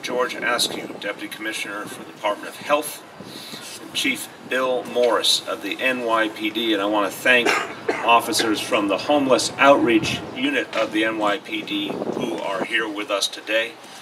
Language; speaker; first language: English; native; English